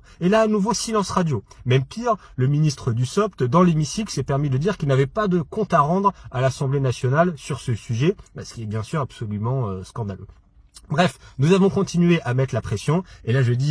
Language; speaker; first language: French; native; French